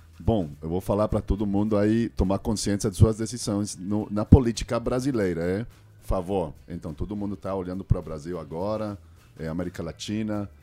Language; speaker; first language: Portuguese; non-native, fluent; English